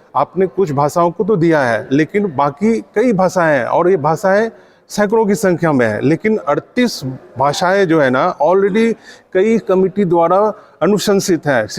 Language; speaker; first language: Hindi; non-native, local second language; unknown